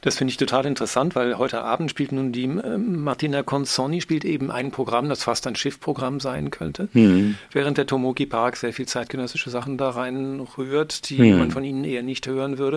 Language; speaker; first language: German; native; German